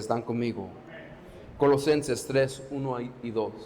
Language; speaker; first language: Spanish; non-native, fluent; English